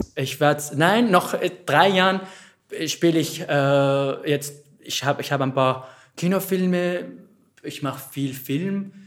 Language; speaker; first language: German; non-native, fluent; Arabic